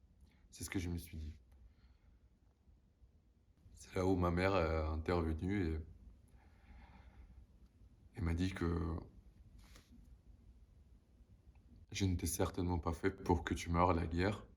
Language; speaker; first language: French; non-native, fluent; Russian